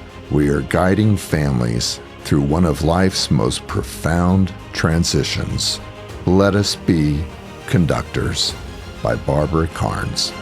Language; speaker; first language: English; native; English